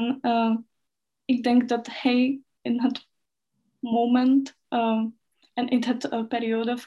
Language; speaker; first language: Dutch; non-native, fluent; Czech